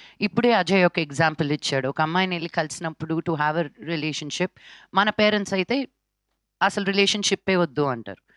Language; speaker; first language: Telugu; native; Telugu